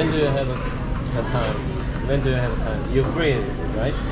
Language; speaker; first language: English; non-native, learner; Korean